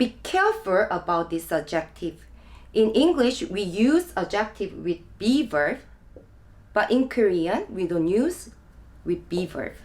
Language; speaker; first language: English; non-native, fluent; Korean